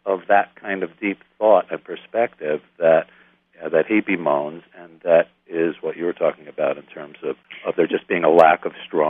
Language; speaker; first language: English; native; English